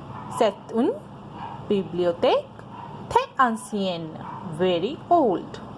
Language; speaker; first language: French; non-native, fluent; Hindi